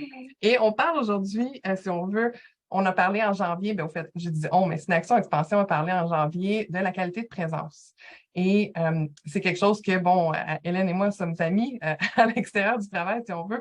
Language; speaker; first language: French; native; French